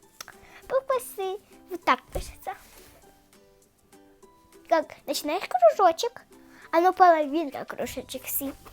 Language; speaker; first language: Russian; early bilingual, heritage; Russian